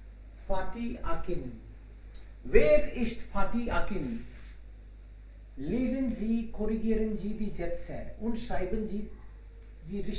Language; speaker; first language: German; non-native, fluent; Hindi